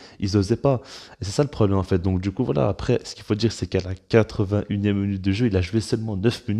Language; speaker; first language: French; native; French